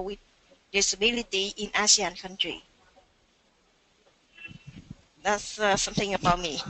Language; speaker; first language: English; non-native, learner; Vietnamese